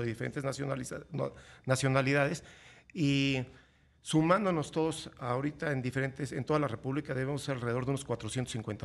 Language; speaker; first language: Spanish; native; Spanish